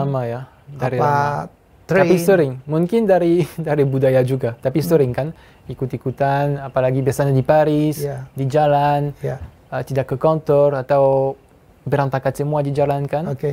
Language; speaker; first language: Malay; non-native, fluent; French